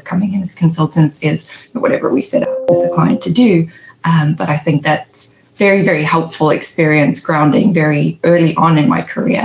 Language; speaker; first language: English; native; English